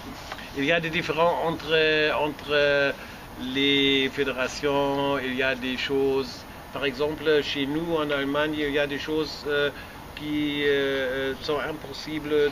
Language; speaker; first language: French; non-native, fluent; German